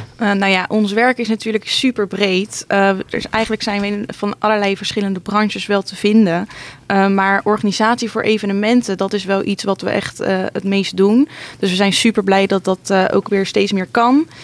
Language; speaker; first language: Dutch; native; Dutch